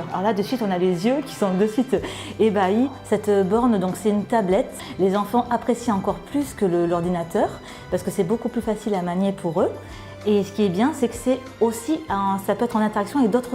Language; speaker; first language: French; native; French